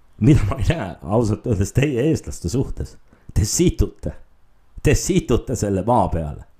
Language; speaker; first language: Estonian; non-native, local second language; Russian